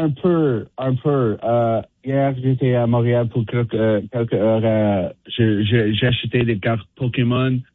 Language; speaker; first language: French; non-native, learner; English